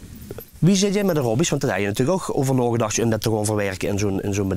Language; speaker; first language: Dutch; native; Dutch